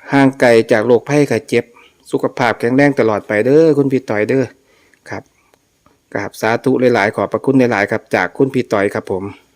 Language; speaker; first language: Thai; native; Thai